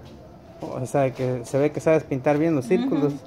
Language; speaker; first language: Spanish; native; Spanish